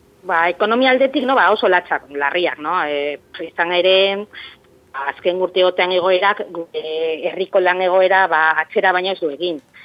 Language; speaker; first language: Basque; non-native, local second language; Spanish